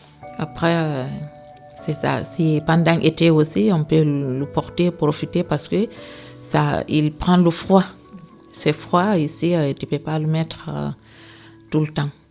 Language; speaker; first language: French; non-native, local second language; Fula